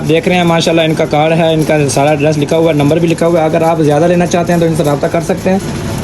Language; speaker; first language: Hindi; native; Hindi